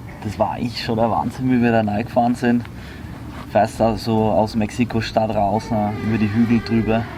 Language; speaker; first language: German; native; German